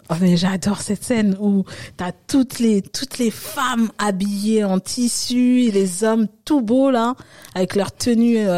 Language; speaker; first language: French; early bilingual, other home language; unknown